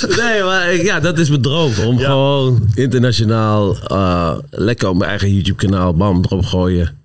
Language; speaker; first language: Dutch; native; Dutch